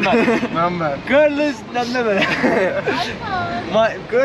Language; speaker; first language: English; non-native, learner; Azerbaijani